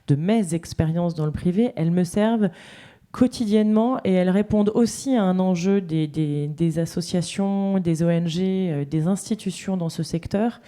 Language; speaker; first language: French; native; French